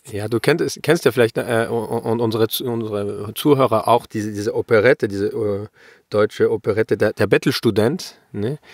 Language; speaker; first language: German; early bilingual, heritage; German